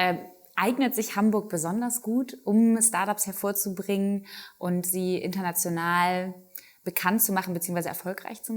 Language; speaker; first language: German; native; German